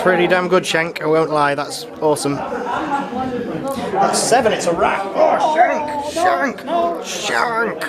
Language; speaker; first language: English; native; English